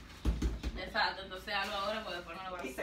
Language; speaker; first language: Spanish; native; Spanish